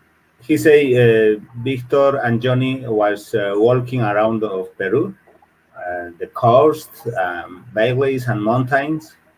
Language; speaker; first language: English; non-native, learner; Spanish